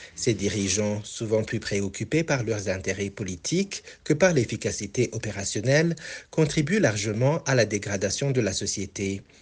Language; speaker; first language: French; non-native, local second language; Rundi